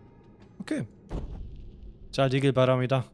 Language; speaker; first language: Korean; non-native, fluent; German